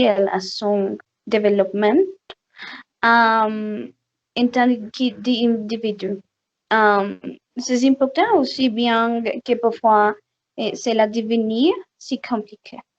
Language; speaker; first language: French; non-native, learner; Spanish